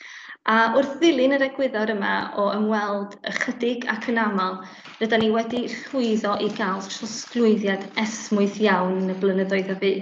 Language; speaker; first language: Welsh; native; Welsh